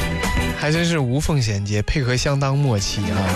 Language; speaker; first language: Chinese; native; Chinese